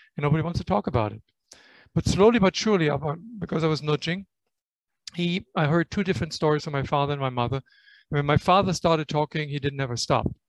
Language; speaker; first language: English; non-native, fluent; German